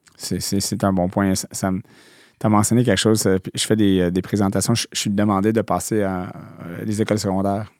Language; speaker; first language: French; non-native, local second language; English